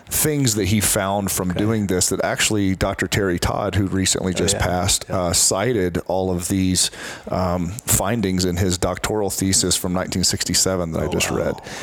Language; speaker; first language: English; native; English